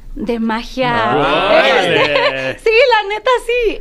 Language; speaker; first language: Spanish; native; Spanish